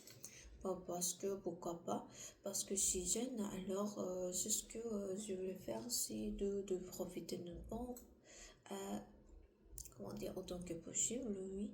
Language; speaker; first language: French; non-native, learner; Korean